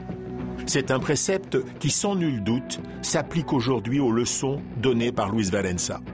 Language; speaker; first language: French; native; French